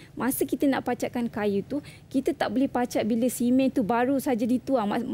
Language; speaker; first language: Malay; native; Malay